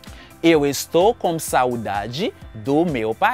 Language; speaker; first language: Portuguese; non-native, fluent; Haitian Creole